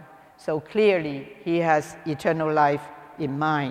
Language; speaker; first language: English; non-native, local second language; Cantonese